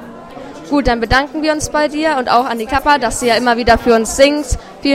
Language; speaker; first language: German; native; German